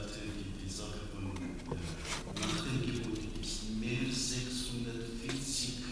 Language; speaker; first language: German; non-native, learner; Persian